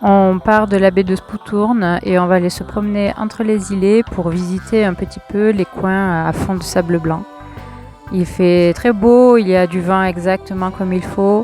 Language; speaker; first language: French; native; French